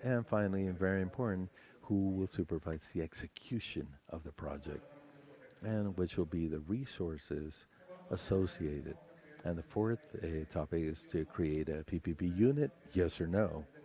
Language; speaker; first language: English; non-native, fluent; Spanish